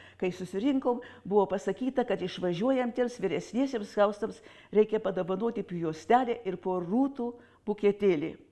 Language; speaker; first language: Lithuanian; early bilingual, heritage; Lithuanian